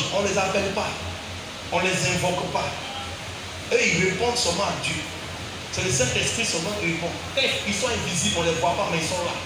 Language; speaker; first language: French; native; French